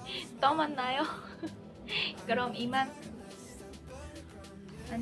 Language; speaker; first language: Korean; non-native, learner; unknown